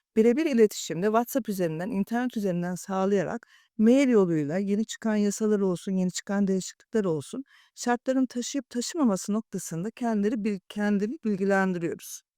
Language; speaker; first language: Turkish; native; Turkish